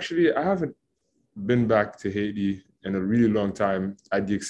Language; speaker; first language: English; non-native, fluent; Haitian Creole